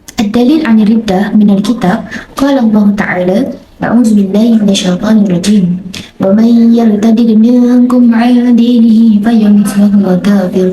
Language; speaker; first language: Arabic; non-native, learner; Malay